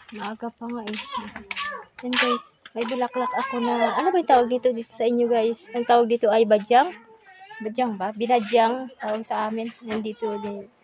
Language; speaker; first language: Filipino; non-native, local second language; Hiligaynon